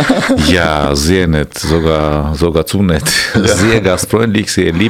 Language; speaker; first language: German; non-native, fluent; Armenian